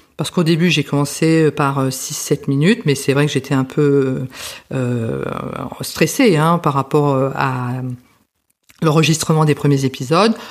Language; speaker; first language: French; native; French